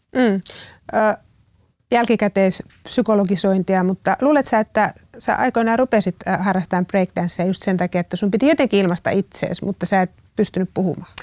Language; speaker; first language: Finnish; native; Finnish